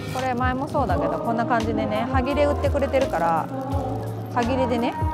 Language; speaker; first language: Japanese; native; Japanese